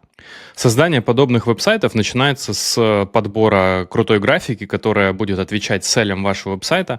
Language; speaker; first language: Russian; native; Russian